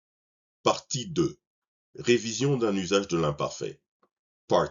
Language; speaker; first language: French; non-native, fluent; English